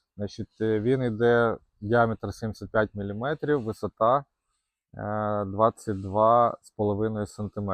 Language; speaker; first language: Ukrainian; non-native, local second language; Russian